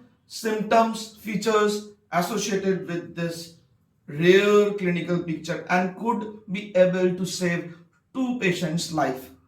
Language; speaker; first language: English; non-native, local second language; Bangla